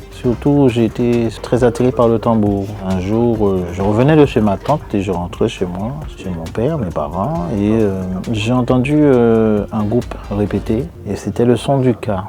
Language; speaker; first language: French; native; French